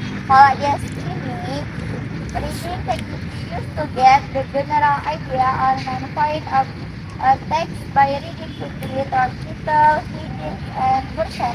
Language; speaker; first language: English; non-native, learner; Indonesian